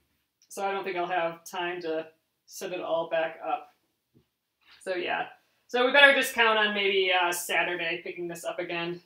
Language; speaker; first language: English; native; English